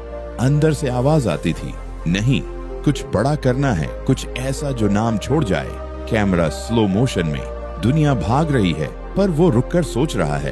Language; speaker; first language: Hindi; native; Hindi